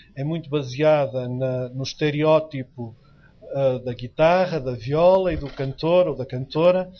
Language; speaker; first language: Portuguese; native; Portuguese